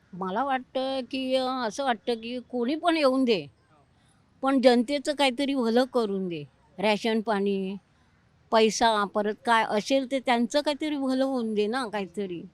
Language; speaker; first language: Marathi; native; Marathi